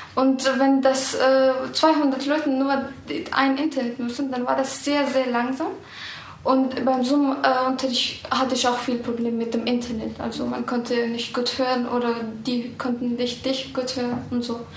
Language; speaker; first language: German; early bilingual, other home language; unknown